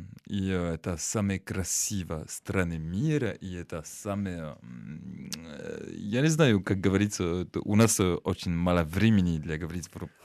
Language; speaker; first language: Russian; non-native, learner; French